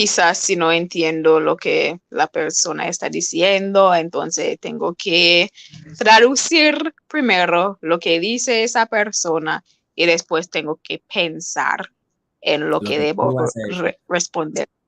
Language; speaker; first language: Spanish; non-native, fluent; English